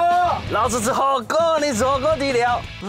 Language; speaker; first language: Chinese; native; Chinese